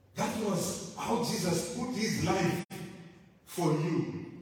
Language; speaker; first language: English; non-native, local second language; Shona